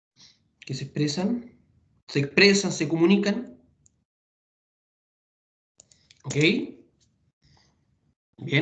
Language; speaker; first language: Spanish; native; Spanish